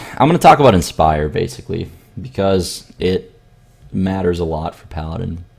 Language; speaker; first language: English; native; English